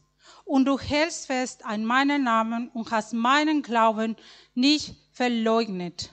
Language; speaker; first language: German; non-native, learner; Spanish